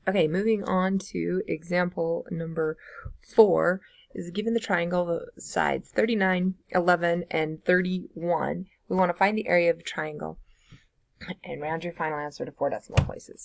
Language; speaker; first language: English; native; English